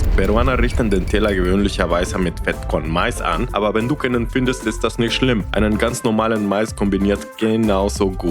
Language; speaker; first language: German; non-native, fluent; Spanish